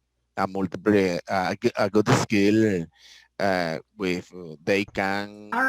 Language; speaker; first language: English; non-native, learner; Spanish